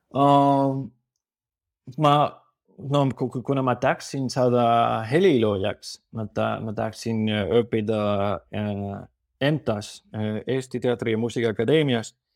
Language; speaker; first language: Estonian; non-native, fluent; Spanish